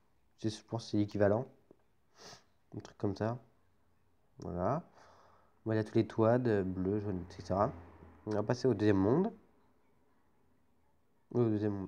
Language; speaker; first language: French; native; French